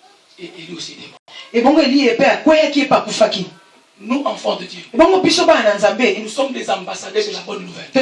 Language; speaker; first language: French; non-native, local second language; Lingala